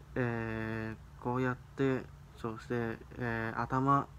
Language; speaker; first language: Japanese; non-native, learner; Cantonese